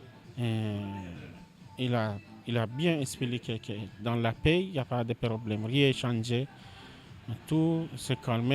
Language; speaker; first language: French; non-native, learner; Persian